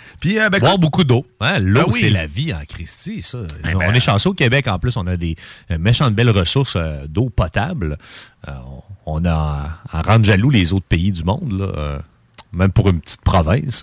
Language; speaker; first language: French; native; French